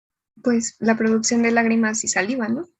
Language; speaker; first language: Spanish; native; Spanish